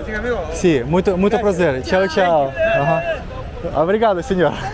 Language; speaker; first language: Portuguese; non-native, learner; Russian